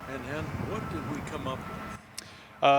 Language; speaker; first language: English; native; English